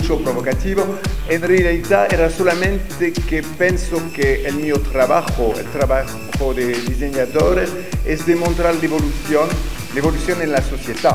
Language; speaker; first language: Spanish; non-native, learner; French